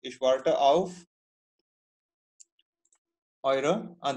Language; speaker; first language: German; non-native, fluent; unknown